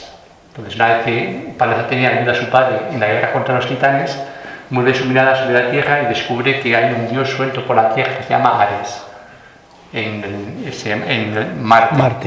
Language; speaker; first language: Spanish; native; Spanish